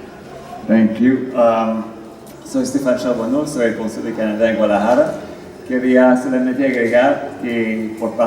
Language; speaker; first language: Spanish; non-native, fluent; French